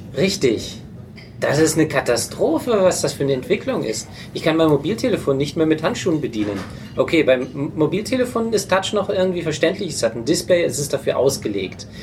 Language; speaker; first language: German; non-native, fluent; English